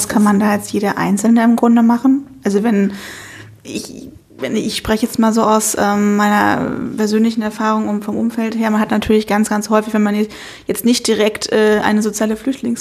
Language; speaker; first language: German; native; German